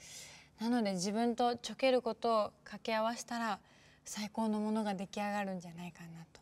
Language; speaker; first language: Japanese; native; Japanese